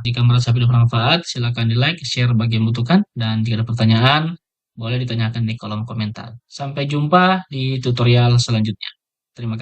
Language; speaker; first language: Indonesian; native; Indonesian